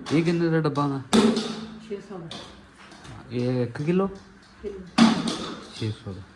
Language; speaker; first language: Punjabi; native; Punjabi